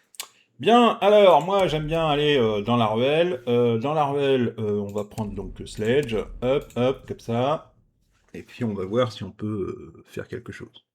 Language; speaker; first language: French; native; French